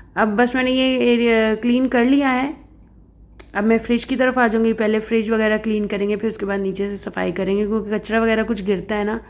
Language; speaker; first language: Urdu; non-native, local second language; Punjabi